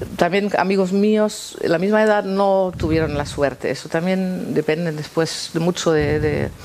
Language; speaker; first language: Spanish; non-native, fluent; German